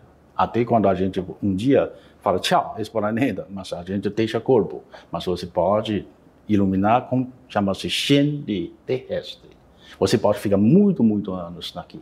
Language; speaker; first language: Portuguese; non-native, learner; Chinese